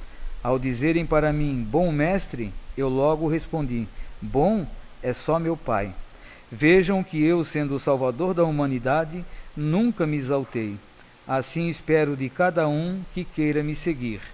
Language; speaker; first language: Portuguese; native; Portuguese